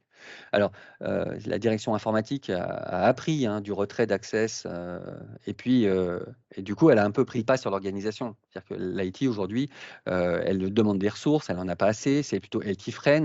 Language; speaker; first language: French; native; French